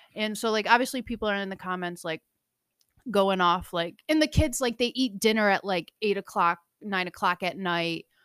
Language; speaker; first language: English; native; English